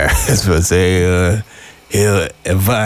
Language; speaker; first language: Dutch; non-native, learner; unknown